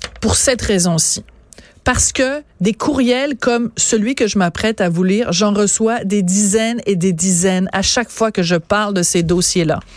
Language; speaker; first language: French; native; French